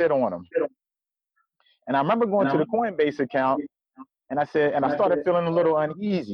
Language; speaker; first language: English; native; English